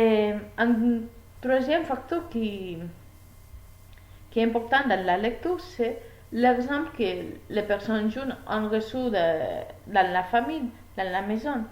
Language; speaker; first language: French; non-native, learner; Spanish